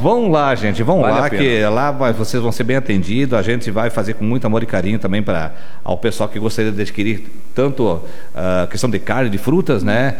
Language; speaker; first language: Portuguese; native; Portuguese